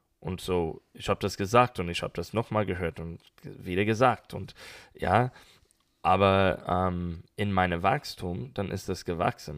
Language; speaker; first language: German; non-native, learner; English